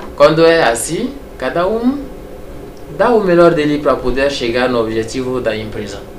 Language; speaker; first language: Portuguese; non-native, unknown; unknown